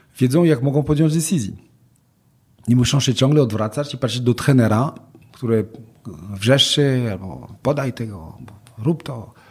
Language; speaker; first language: Polish; non-native, fluent; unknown